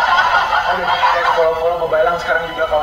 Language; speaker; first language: Indonesian; native; Indonesian